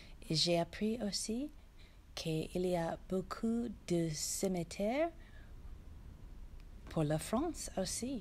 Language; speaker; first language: French; non-native, learner; English